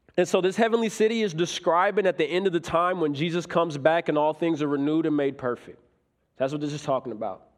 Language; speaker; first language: English; native; English